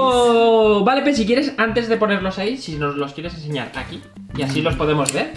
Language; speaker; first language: Spanish; native; Spanish